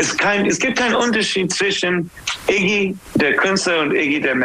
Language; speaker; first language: German; non-native, fluent; English